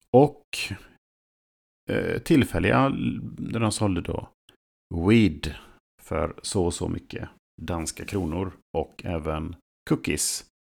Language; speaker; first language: Swedish; native; Swedish